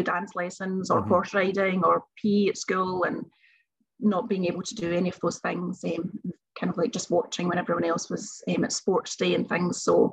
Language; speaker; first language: English; native; English